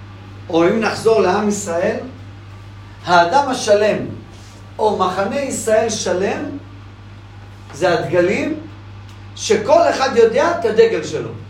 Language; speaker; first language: Hebrew; non-native, fluent; English